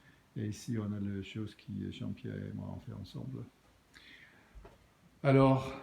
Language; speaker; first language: French; non-native, learner; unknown